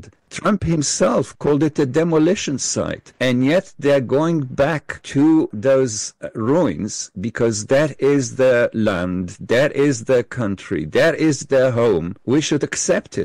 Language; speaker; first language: English; non-native, fluent; Hebrew